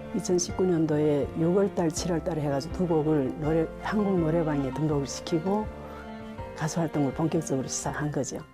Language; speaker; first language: Korean; early bilingual, heritage; Korean